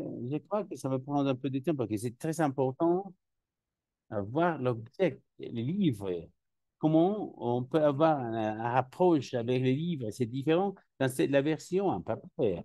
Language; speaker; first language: French; non-native, learner; Spanish